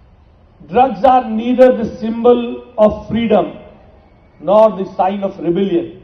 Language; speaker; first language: Hindi; native; Hindi